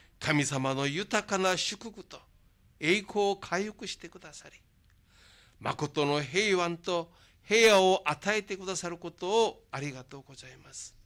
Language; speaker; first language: Japanese; non-native, fluent; Korean